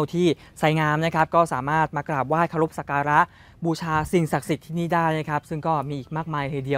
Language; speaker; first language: Thai; native; Thai